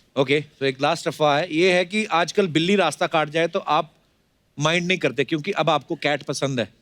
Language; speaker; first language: Hindi; non-native, local second language; Punjabi